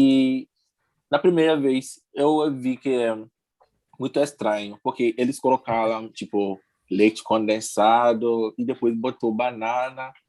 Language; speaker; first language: Portuguese; non-native, learner; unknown